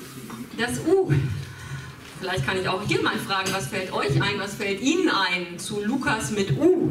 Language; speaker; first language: German; native; German